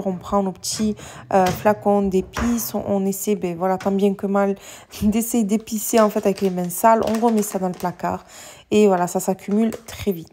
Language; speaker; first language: French; native; French